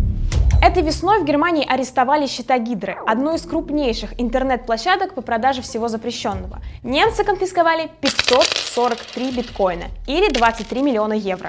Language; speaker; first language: Russian; native; Russian